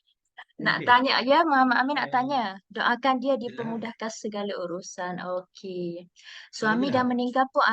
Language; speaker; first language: Malay; native; Malay